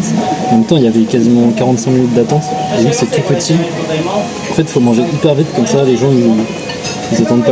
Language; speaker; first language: French; native; French